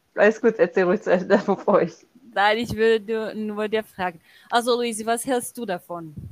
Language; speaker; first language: German; non-native, fluent; Portuguese